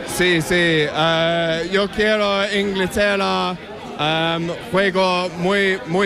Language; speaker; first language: Spanish; non-native, learner; English